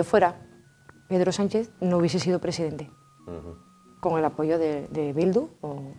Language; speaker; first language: Spanish; native; Spanish